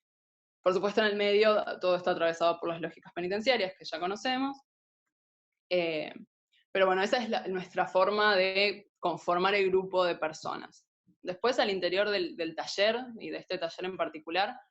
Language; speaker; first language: Spanish; native; Spanish